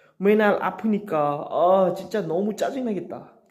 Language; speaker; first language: Korean; non-native, learner; Khmer